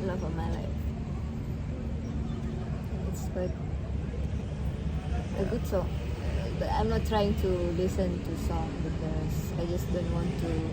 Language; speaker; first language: English; non-native, fluent; Indonesian